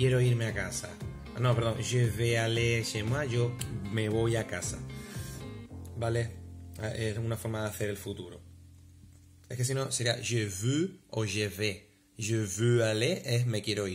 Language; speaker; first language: Spanish; native; Spanish